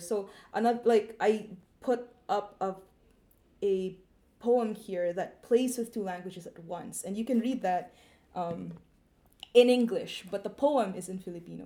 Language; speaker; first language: English; non-native, local second language; Filipino